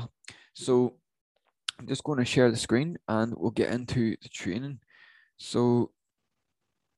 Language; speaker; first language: English; native; English